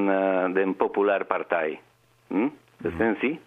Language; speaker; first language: German; non-native, learner; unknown